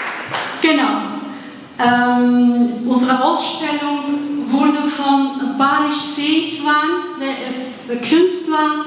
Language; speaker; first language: German; non-native, fluent; Kurdish